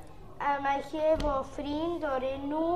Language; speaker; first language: Welsh; non-native, local second language; Spanish